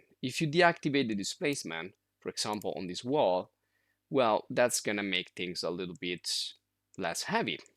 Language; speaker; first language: English; non-native, fluent; Italian